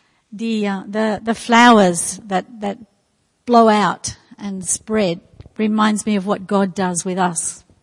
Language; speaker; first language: English; native; English